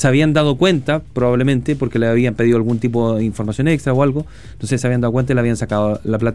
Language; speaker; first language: Spanish; native; Spanish